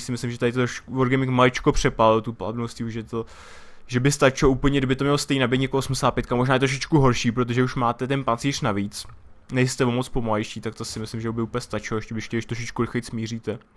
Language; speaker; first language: Czech; native; Czech